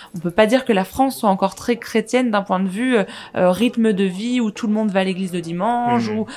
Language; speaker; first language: French; native; French